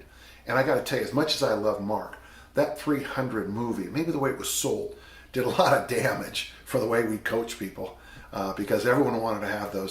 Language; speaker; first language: English; native; English